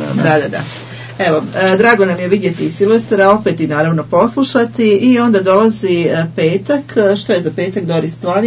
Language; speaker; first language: Serbian; native; Serbian